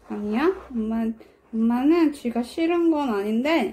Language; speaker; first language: Korean; native; Korean